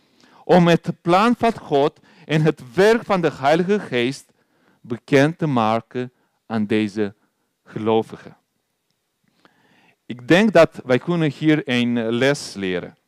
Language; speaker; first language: Dutch; non-native, learner; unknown